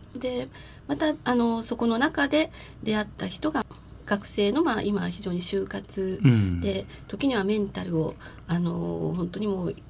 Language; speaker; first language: Japanese; native; Japanese